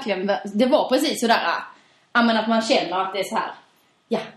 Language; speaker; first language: Swedish; native; Swedish